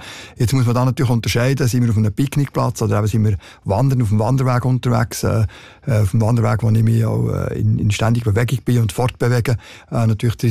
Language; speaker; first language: German; native; German